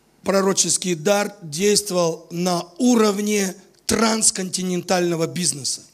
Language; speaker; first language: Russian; native; Russian